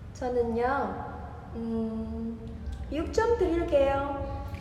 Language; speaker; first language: Korean; non-native, learner; Indonesian